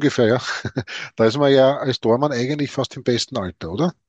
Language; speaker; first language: German; native; German